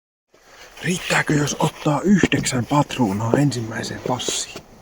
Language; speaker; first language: Finnish; native; Finnish